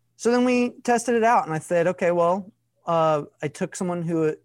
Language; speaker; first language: English; native; English